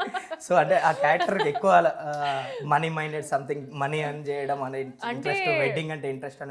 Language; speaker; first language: Telugu; native; Telugu